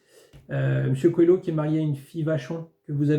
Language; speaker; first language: French; native; French